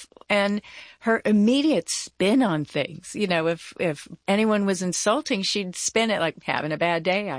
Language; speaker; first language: English; native; English